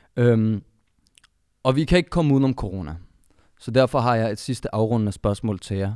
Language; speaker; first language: Danish; early bilingual, other home language; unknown